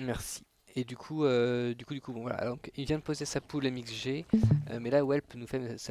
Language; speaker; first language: French; native; French